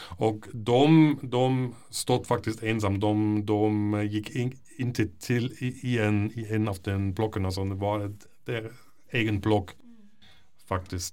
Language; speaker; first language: Swedish; non-native, learner; German